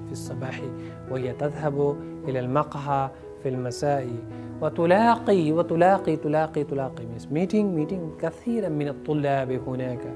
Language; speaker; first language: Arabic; non-native, fluent; Urdu